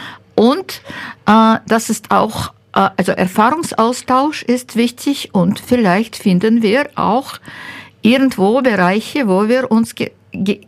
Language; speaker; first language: German; non-native, fluent; Ukrainian